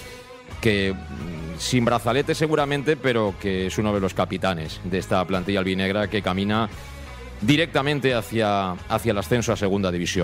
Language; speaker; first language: Spanish; native; Spanish